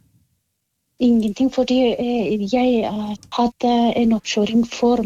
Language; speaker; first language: Norwegian; non-native, learner; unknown